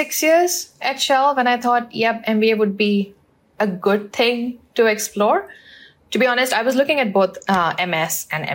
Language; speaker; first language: English; non-native, local second language; Hindi